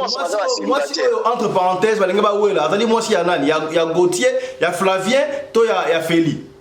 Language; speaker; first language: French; non-native, local second language; Lingala